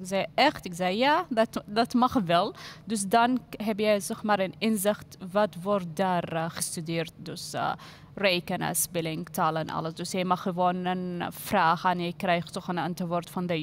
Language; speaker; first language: Dutch; non-native, learner; Arabic